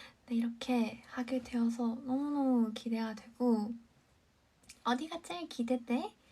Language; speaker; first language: Korean; native; Korean